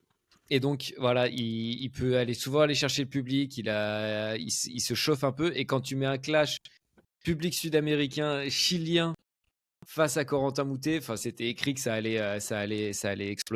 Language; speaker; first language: French; native; French